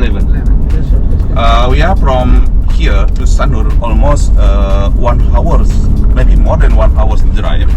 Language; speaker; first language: English; non-native, learner; Indonesian